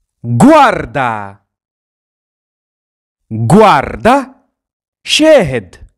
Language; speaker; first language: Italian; non-native, fluent; Arabic